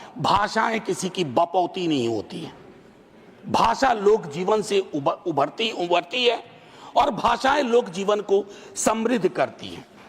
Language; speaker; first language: Hindi; native; Hindi